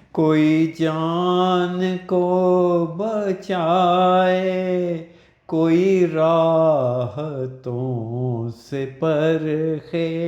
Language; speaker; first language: Urdu; non-native, local second language; Punjabi